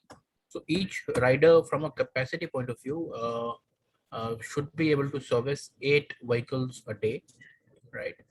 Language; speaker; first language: English; non-native, local second language; Hindi